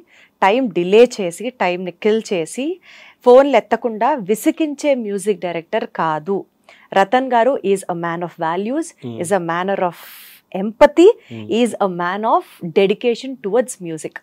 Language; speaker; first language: Telugu; native; Telugu